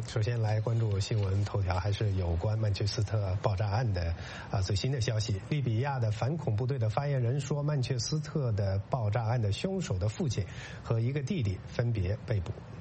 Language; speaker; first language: Chinese; native; Chinese